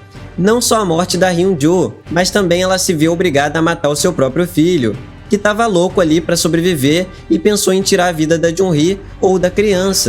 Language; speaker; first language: Portuguese; native; Portuguese